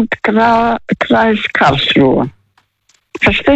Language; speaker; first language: German; non-native, fluent; Russian